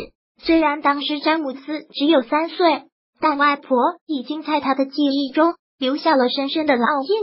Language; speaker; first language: Chinese; native; Chinese